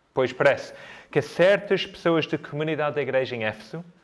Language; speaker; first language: Portuguese; non-native, fluent; English